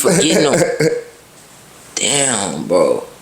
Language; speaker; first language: English; native; English